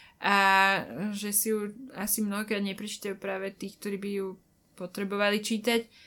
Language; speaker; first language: Slovak; native; Slovak